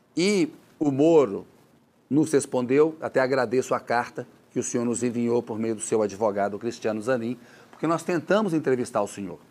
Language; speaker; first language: Portuguese; native; Portuguese